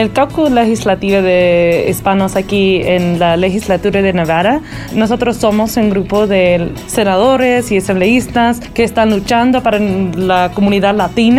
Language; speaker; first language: Spanish; early bilingual, heritage; Spanish